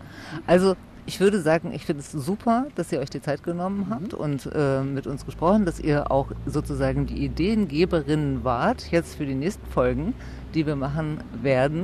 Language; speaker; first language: German; native; German